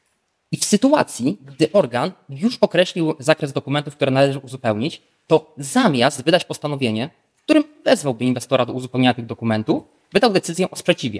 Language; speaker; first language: Polish; native; Polish